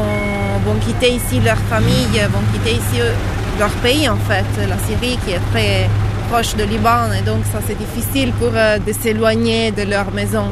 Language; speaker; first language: French; non-native, fluent; Italian